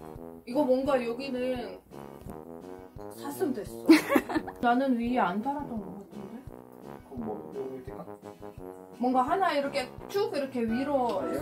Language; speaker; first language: Korean; non-native, fluent; Russian